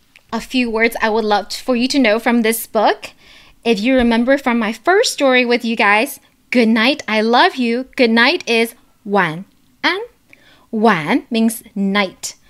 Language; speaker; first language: English; early bilingual, other home language; Chinese